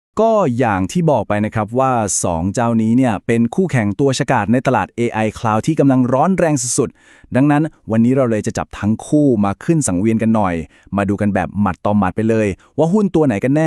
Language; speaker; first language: Thai; native; Thai